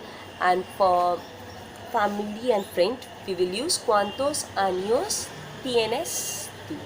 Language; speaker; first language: Spanish; non-native, fluent; Bangla